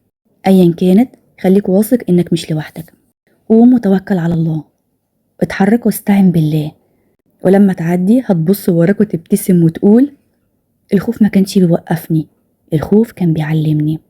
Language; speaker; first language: Arabic; native; Arabic